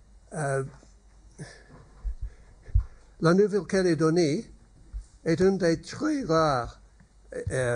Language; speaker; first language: French; non-native, learner; English